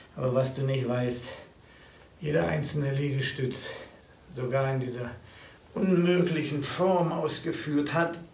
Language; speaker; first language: German; native; German